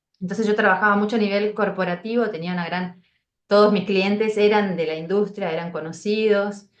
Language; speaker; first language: Spanish; native; Spanish